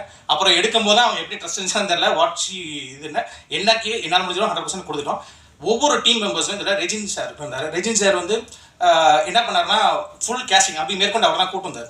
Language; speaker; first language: Tamil; native; Tamil